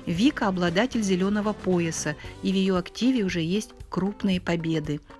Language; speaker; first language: Russian; native; Russian